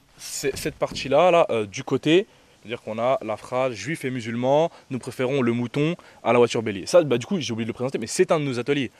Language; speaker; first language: French; native; French